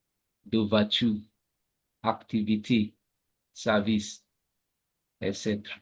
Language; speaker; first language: French; non-native, learner; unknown